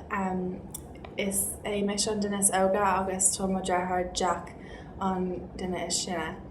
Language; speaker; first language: Irish; non-native, local second language; English